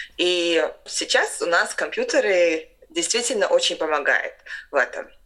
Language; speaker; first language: Russian; non-native, local second language; Latvian